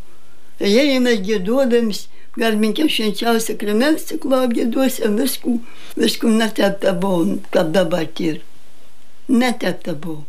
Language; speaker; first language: Lithuanian; native; Lithuanian